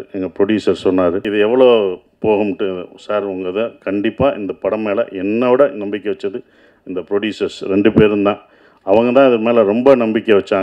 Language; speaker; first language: Tamil; native; Tamil